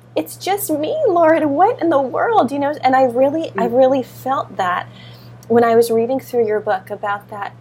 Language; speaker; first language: English; native; English